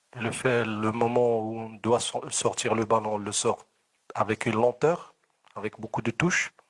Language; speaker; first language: French; non-native, local second language; Arabic